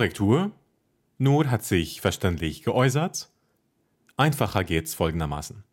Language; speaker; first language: German; non-native, fluent; Arabic